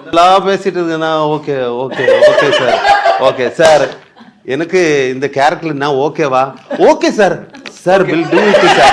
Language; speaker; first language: Tamil; non-native, learner; Malayalam